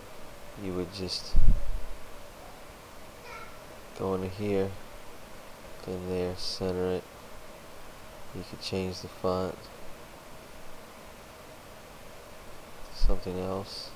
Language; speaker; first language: English; native; English